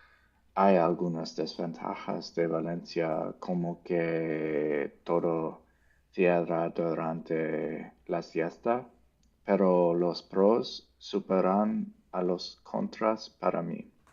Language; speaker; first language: Spanish; non-native, learner; English